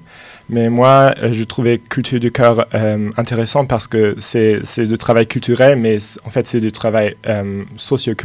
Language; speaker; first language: French; non-native, fluent; German